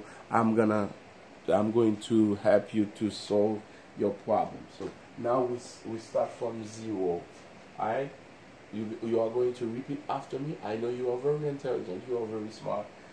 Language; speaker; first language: English; non-native, fluent; Haitian Creole